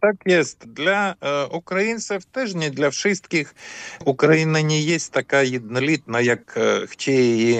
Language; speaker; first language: Polish; non-native, fluent; Ukrainian